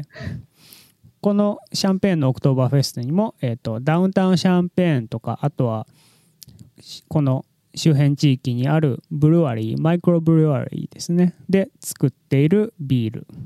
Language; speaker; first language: Japanese; native; Japanese